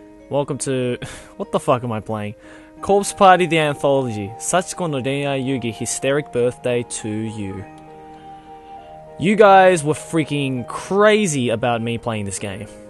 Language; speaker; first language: English; early bilingual, other home language; Japanese